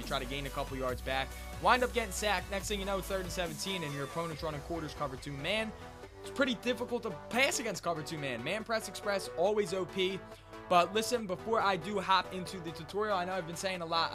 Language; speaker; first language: English; native; English